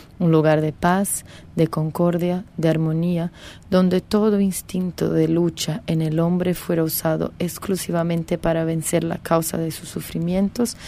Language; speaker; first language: Spanish; non-native, fluent; Portuguese